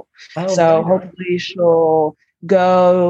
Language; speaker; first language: English; native; English